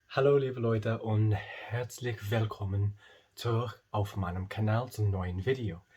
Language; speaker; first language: German; non-native, learner; English